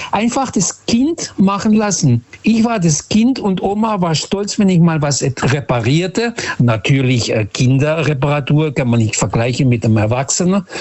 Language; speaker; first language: German; early bilingual, other home language; Portuguese